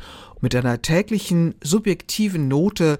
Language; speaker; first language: German; native; German